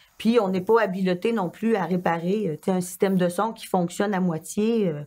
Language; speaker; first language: French; native; French